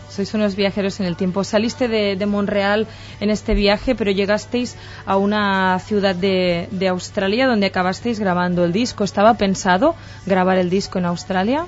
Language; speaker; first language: Spanish; non-native, local second language; Catalan